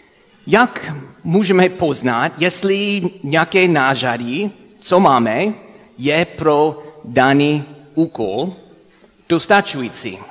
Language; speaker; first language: Czech; non-native, fluent; English